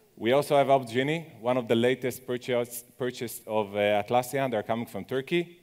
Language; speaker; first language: English; non-native, fluent; Hebrew